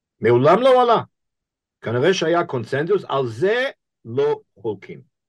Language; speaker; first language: Hebrew; non-native, fluent; English